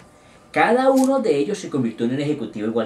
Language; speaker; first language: Spanish; native; Spanish